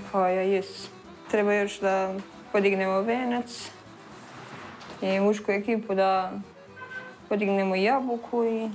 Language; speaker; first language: Serbian; native; Serbian